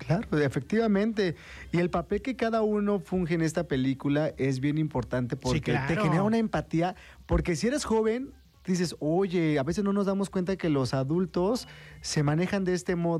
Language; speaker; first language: Spanish; native; Spanish